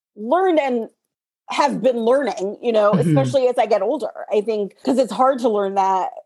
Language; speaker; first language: English; native; English